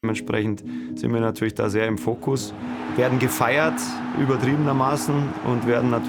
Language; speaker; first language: German; native; German